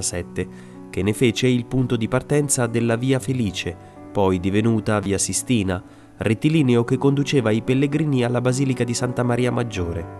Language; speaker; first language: Italian; native; Italian